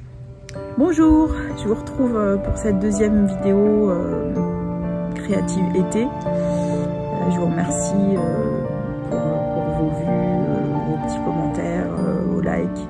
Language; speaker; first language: French; native; French